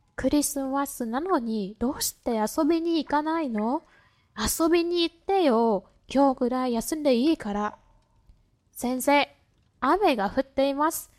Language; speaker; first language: Japanese; non-native, fluent; Vietnamese